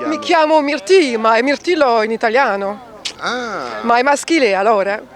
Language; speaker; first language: Italian; non-native, learner; French